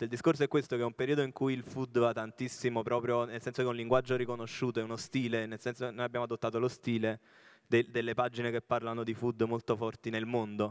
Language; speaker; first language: Italian; native; Italian